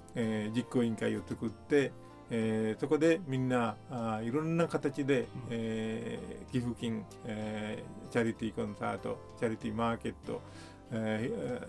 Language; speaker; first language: Japanese; non-native, fluent; Sinhala